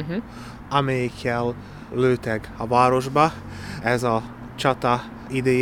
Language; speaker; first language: Hungarian; non-native, learner; Slovak